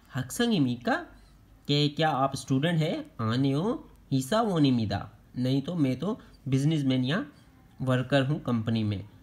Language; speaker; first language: Urdu; native; Urdu